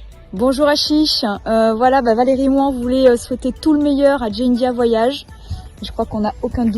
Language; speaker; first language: French; native; French